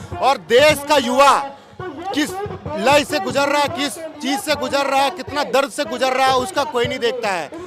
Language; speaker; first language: Hindi; native; Hindi